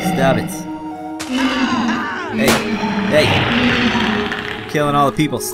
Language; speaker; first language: English; native; English